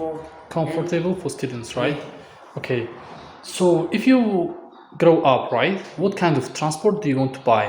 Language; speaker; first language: English; non-native, fluent; Tajik